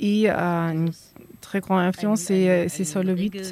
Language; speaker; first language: French; non-native, fluent; German